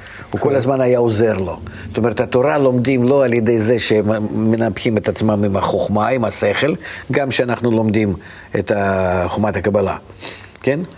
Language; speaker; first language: Hebrew; non-native, fluent; Russian